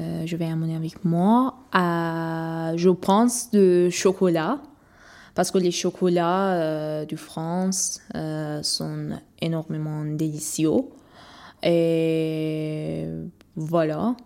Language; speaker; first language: French; non-native, learner; Persian